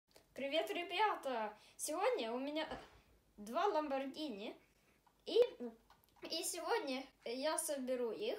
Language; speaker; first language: Russian; early bilingual, heritage; Russian